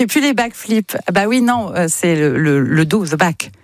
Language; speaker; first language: French; native; French